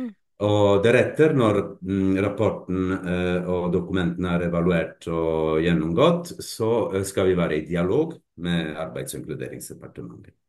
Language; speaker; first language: Norwegian; non-native, fluent; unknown